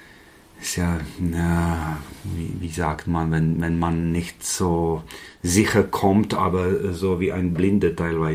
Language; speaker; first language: German; non-native, fluent; Czech